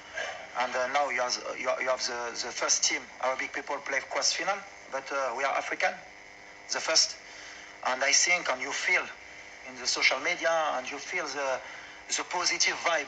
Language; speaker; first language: English; non-native, learner; French